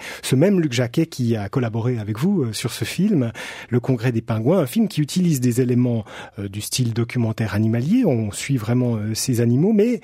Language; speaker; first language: French; native; French